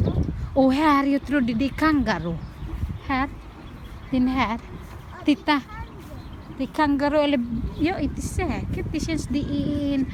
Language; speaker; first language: Swedish; non-native, fluent; Filipino